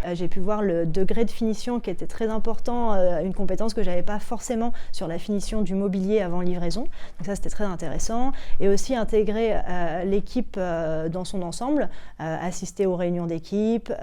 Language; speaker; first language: French; native; French